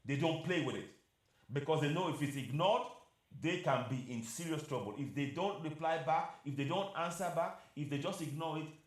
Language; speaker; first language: English; non-native, local second language; Yoruba